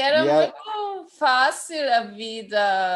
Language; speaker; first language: Portuguese; non-native, fluent; German